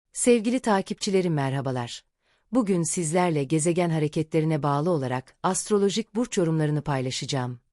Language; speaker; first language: Turkish; native; Turkish